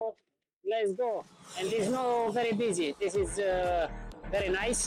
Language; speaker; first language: English; non-native, learner; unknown